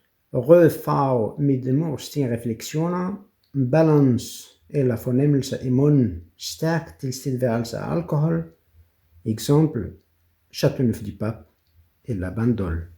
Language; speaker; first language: Danish; non-native, fluent; French